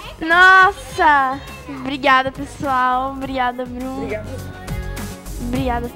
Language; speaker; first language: Portuguese; native; Portuguese